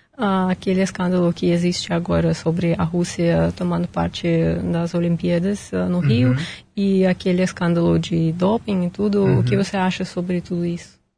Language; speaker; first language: Portuguese; non-native, fluent; Russian